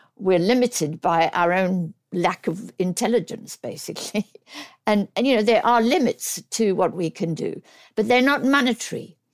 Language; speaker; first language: English; native; English